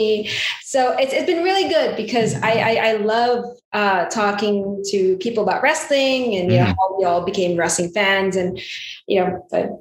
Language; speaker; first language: English; non-native, local second language; Filipino